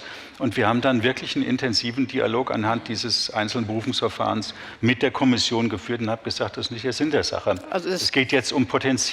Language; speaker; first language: German; native; German